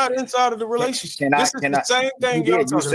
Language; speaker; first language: English; native; English